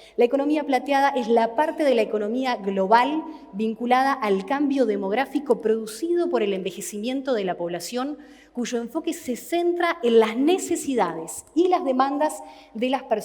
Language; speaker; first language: Spanish; native; Spanish